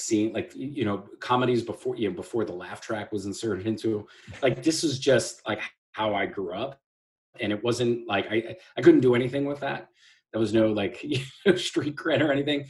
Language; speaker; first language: English; native; English